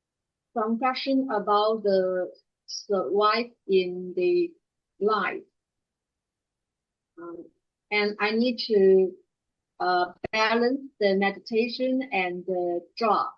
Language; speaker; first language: English; non-native, learner; Chinese